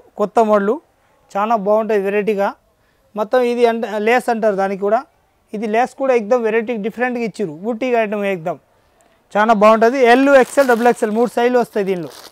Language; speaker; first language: Telugu; native; Telugu